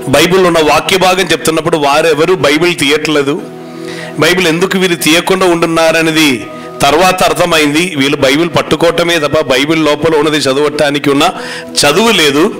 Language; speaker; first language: Telugu; non-native, fluent; Malayalam